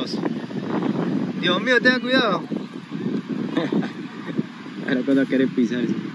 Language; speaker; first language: Spanish; native; Spanish